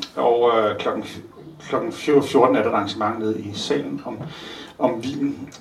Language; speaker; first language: Danish; native; Danish